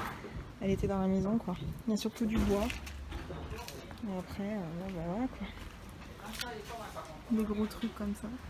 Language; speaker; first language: French; native; French